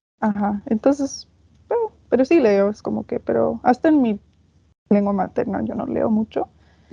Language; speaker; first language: Spanish; non-native, fluent; English